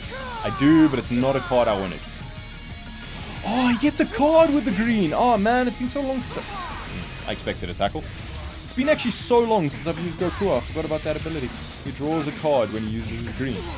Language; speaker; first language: English; native; English